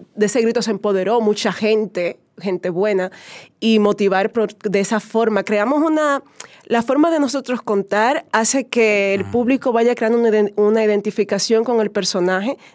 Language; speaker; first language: Spanish; native; Spanish